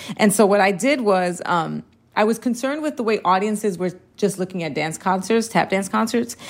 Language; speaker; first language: English; early bilingual, other home language; Spanish